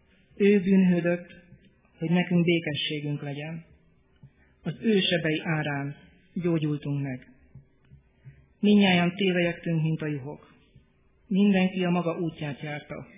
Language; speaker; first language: Hungarian; native; Hungarian